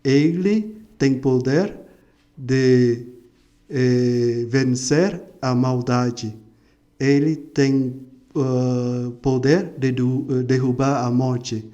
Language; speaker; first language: Portuguese; non-native, fluent; Vietnamese